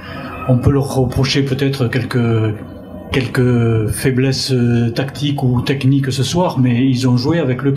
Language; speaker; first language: French; native; French